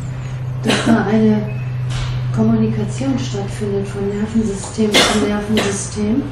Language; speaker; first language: German; native; German